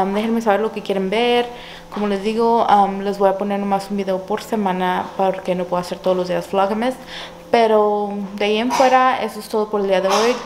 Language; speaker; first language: Spanish; early bilingual, other home language; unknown